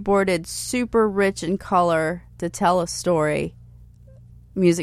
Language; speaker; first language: English; native; English